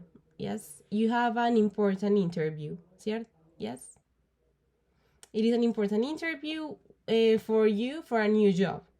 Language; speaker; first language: English; non-native, learner; Spanish